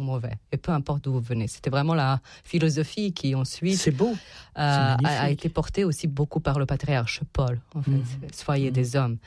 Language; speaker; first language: French; non-native, fluent; Serbian